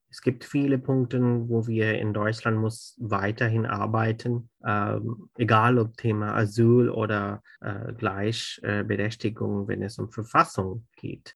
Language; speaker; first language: German; non-native, fluent; Urdu